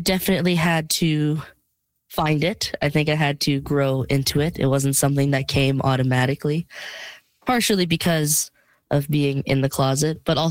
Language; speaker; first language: English; native; English